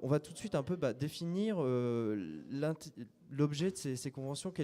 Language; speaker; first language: French; native; French